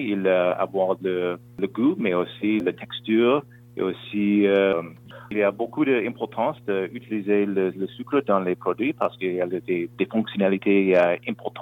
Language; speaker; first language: French; non-native, local second language; English